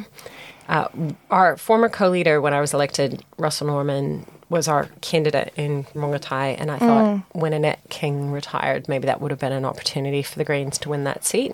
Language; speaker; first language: English; native; English